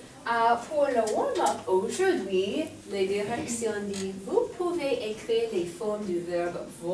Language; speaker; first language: French; non-native, fluent; English